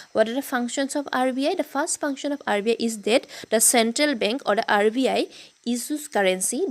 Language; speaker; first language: English; non-native, local second language; Assamese